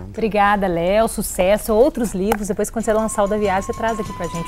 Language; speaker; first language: Portuguese; native; Portuguese